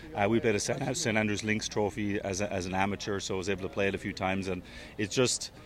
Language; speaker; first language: English; native; English